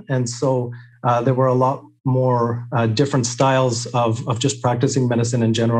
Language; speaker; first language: English; native; English